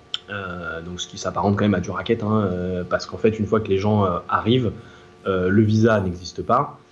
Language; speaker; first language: French; native; French